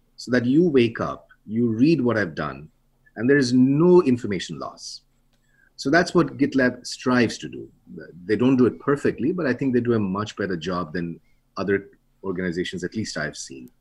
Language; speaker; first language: English; non-native, local second language; Bangla